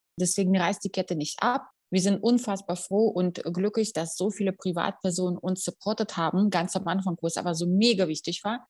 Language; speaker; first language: German; non-native, fluent; Russian